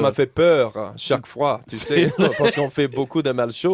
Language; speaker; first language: French; non-native, learner; English